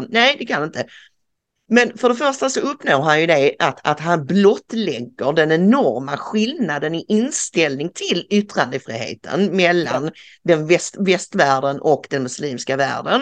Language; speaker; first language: Swedish; native; Swedish